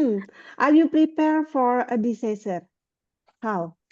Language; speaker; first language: English; non-native, learner; Indonesian